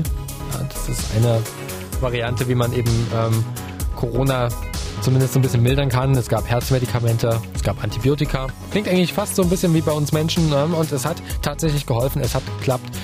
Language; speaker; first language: German; native; German